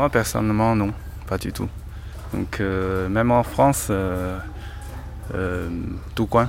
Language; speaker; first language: French; non-native, learner; Chinese